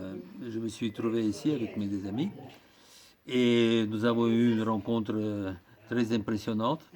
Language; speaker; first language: French; non-native, fluent; Russian